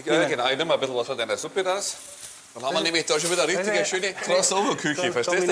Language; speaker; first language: German; native; German